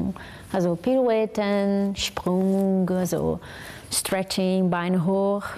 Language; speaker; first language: German; non-native, fluent; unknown